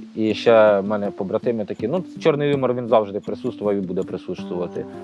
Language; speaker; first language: Ukrainian; native; Ukrainian